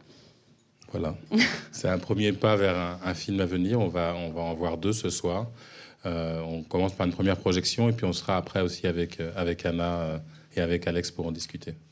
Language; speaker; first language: French; native; French